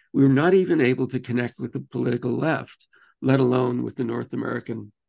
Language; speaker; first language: English; native; English